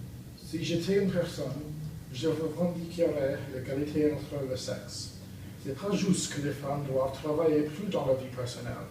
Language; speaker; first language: French; non-native, learner; English